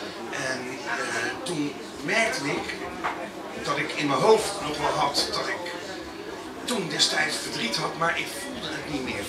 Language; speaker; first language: Dutch; native; Dutch